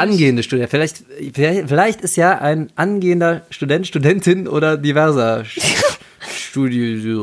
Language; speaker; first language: German; native; German